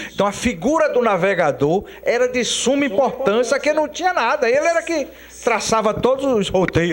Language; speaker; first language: Portuguese; native; Portuguese